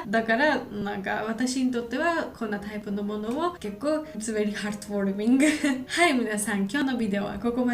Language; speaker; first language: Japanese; non-native, learner; Georgian